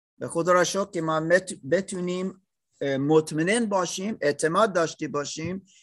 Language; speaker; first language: Persian; non-native, learner; English